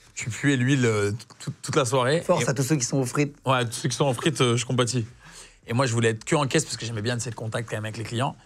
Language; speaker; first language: French; native; French